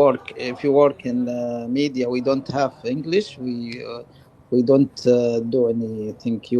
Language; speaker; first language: English; non-native, learner; Arabic